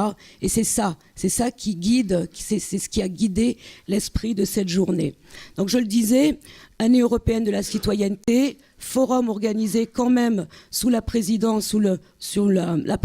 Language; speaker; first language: French; native; French